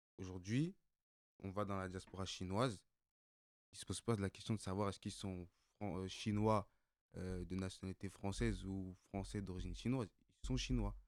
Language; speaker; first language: French; non-native, local second language; Bambara